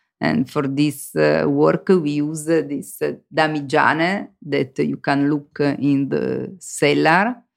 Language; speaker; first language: English; non-native, learner; Italian